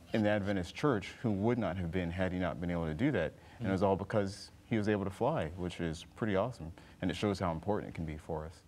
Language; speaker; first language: English; native; English